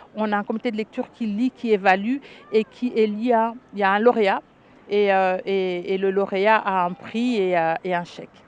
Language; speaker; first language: French; non-native, local second language; Lingala